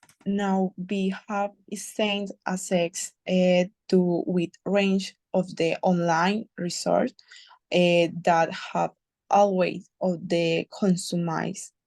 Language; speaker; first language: English; non-native, learner; Spanish